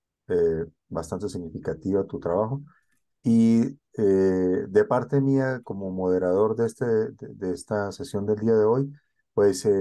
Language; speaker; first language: Spanish; native; Spanish